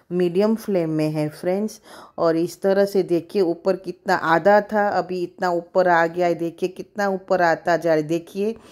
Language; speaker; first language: Hindi; native; Hindi